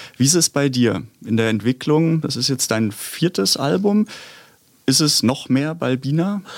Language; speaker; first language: German; native; German